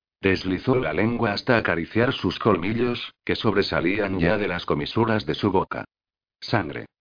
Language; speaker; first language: Spanish; native; Spanish